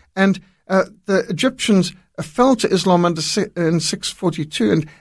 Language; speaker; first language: English; native; English